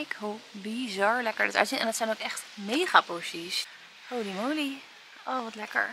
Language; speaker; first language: Dutch; native; Dutch